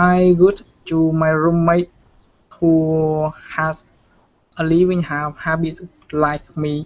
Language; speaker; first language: English; non-native, learner; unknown